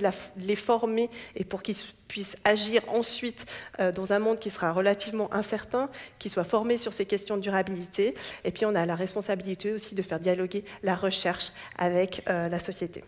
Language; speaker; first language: French; native; French